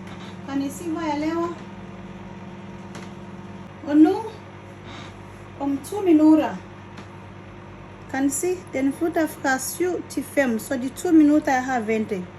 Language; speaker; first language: Danish; non-native, fluent; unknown